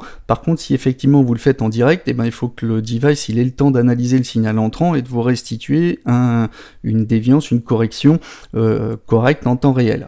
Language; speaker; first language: French; native; French